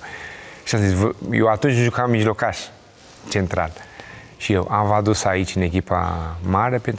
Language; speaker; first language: Romanian; non-native, learner; Portuguese